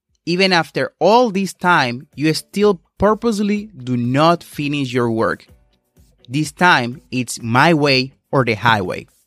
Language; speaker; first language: English; non-native, fluent; Spanish